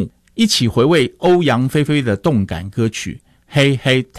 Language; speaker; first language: Chinese; native; Chinese